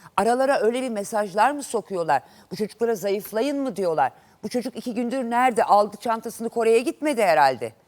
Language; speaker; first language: Turkish; native; Turkish